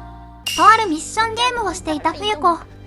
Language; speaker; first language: Japanese; native; Japanese